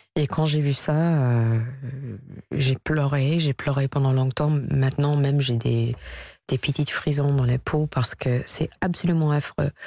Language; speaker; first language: French; non-native, fluent; English